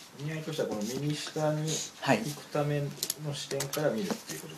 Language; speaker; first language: Japanese; native; Japanese